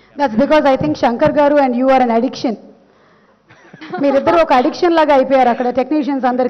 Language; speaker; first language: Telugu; native; Telugu